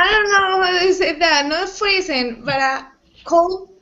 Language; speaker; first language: English; non-native, learner; Portuguese